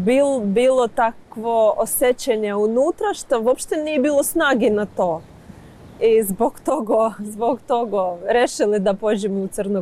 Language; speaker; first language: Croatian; non-native, learner; Ukrainian